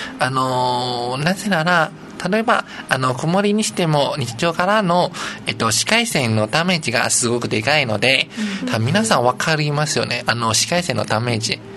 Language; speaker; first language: Japanese; non-native, fluent; Chinese